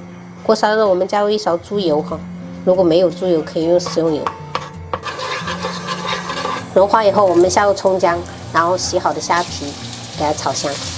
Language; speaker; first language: Chinese; native; Chinese